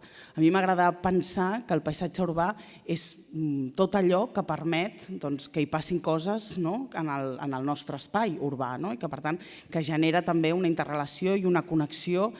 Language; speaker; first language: Catalan; native; Catalan